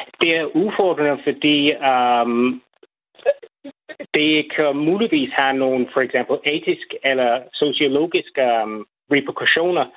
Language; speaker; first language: Danish; non-native, fluent; English